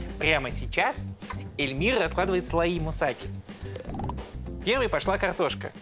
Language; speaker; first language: Russian; native; Russian